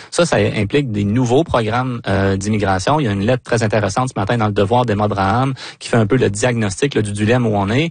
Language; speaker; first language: French; native; French